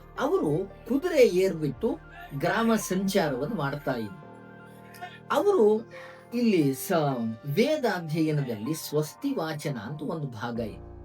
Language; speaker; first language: Kannada; non-native, local second language; Tamil